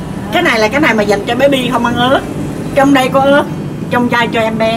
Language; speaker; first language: Vietnamese; native; Vietnamese